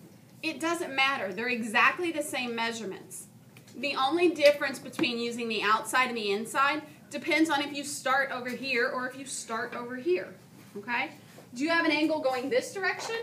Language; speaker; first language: English; native; English